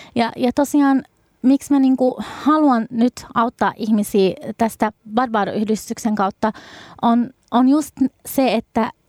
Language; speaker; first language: Finnish; early bilingual, other home language; Arabic